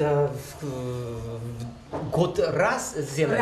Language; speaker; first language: Russian; non-native, learner; Korean